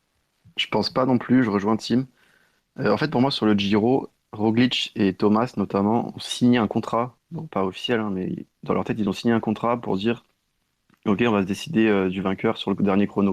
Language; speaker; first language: French; native; French